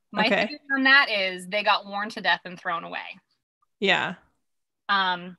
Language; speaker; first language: English; native; English